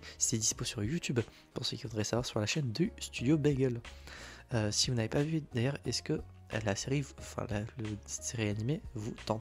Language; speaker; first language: French; native; French